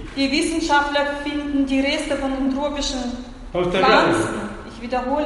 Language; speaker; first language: German; non-native, fluent; Russian